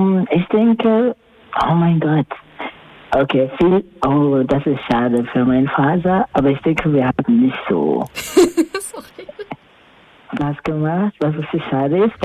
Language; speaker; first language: German; non-native, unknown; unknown